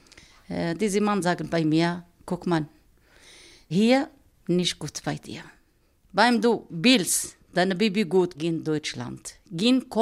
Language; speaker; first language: German; non-native, learner; Arabic